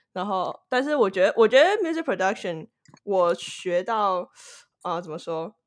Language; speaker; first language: Chinese; native; Chinese